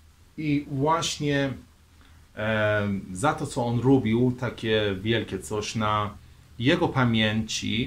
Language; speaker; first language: Polish; non-native, fluent; Persian